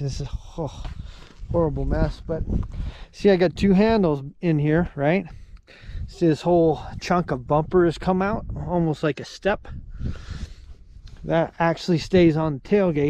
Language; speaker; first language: English; native; English